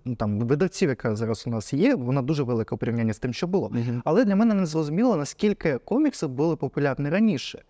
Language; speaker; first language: Ukrainian; non-native, local second language; Russian